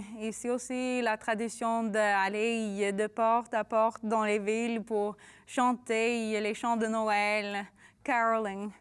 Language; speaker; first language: French; non-native, learner; English